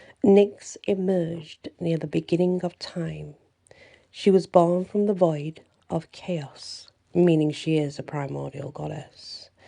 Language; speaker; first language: English; native; English